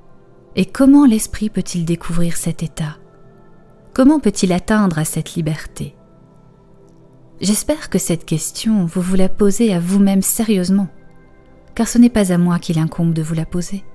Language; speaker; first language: French; native; French